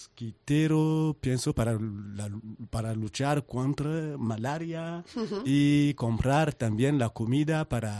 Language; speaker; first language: Spanish; non-native, learner; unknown